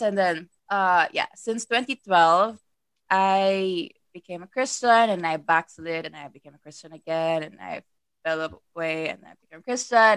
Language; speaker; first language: English; non-native, local second language; Persian